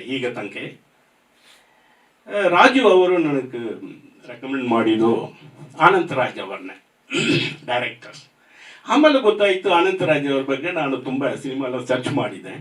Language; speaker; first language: Kannada; non-native, fluent; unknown